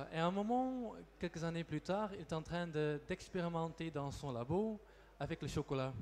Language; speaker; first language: French; non-native, local second language; Dutch